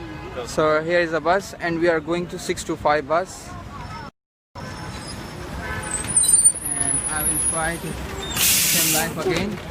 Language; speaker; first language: English; non-native, fluent; Urdu